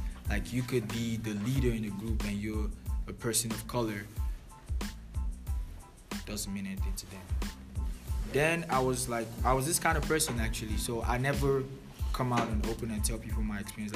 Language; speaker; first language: English; non-native, local second language; Igbo